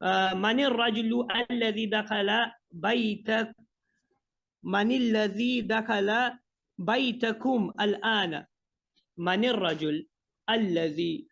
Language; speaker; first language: Arabic; non-native, fluent; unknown